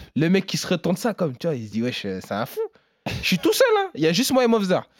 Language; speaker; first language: French; native; French